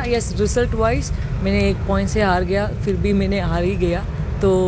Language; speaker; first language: Hindi; non-native, local second language; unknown